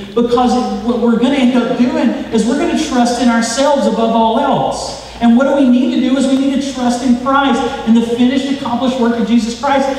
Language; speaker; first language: English; native; English